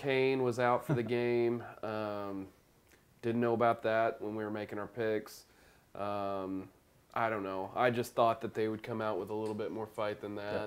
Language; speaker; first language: English; native; English